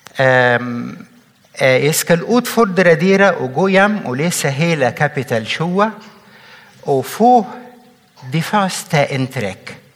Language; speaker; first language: Norwegian; non-native, fluent; Arabic